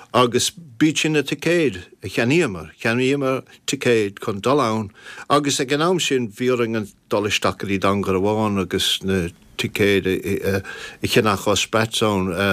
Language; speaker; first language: Irish; native; Irish